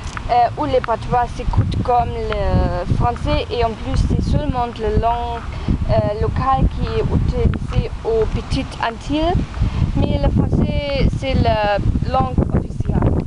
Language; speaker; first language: French; non-native, learner; German